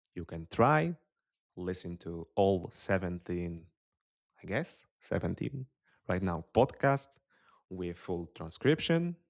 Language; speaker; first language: English; non-native, fluent; Polish